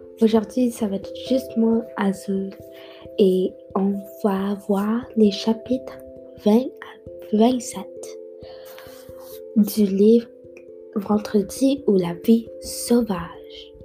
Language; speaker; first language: French; non-native, learner; English